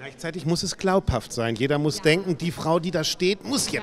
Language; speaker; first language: German; native; German